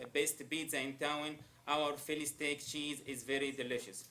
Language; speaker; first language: English; non-native, learner; Arabic